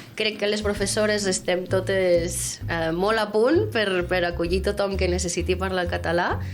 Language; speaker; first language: Catalan; native; Catalan